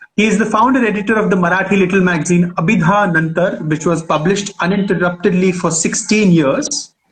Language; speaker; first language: English; non-native, local second language; Marathi